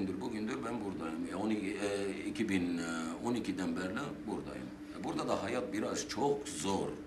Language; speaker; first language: Turkish; non-native, fluent; Armenian